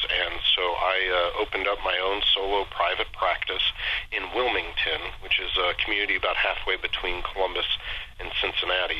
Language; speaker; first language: English; native; English